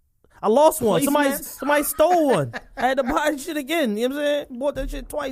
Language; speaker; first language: English; native; English